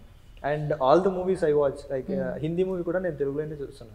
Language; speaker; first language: Telugu; non-native, learner; Kannada